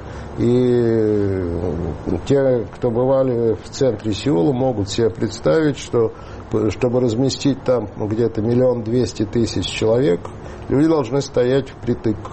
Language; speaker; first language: Russian; native; Russian